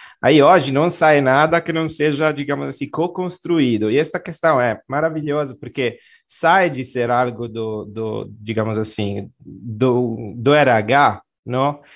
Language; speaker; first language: Portuguese; non-native, fluent; Italian